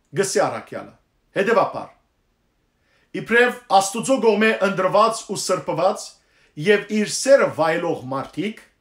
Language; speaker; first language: Armenian; early bilingual, heritage; Armenian